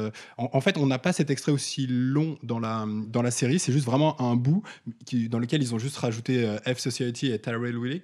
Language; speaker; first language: French; native; French